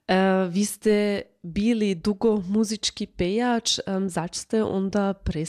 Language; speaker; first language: Serbian; native; Serbian